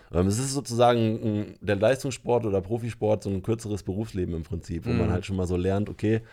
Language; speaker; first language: German; native; German